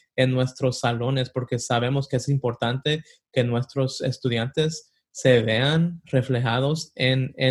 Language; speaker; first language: Spanish; early bilingual, heritage; Spanish